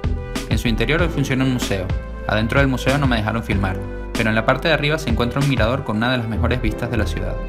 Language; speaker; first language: Spanish; native; Spanish